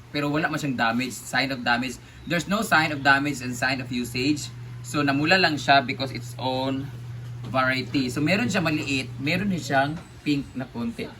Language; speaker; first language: Filipino; non-native, local second language; Cebuano